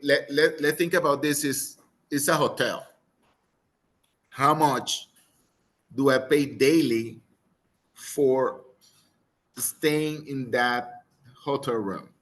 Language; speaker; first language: English; non-native, fluent; Spanish